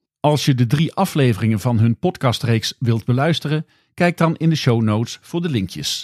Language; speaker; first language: Dutch; native; Dutch